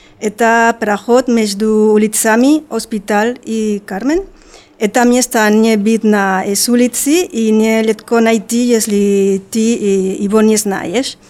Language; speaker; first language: Russian; non-native, learner; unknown